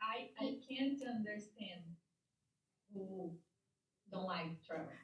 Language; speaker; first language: English; non-native, learner; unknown